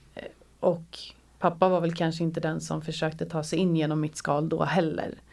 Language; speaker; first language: Swedish; native; Swedish